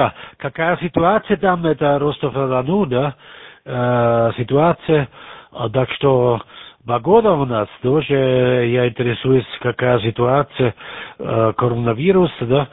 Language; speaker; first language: Russian; non-native, learner; German